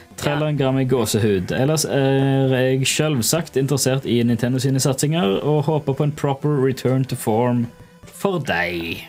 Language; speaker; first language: Norwegian; native; Norwegian